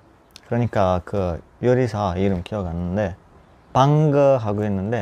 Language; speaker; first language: Korean; non-native, learner; Italian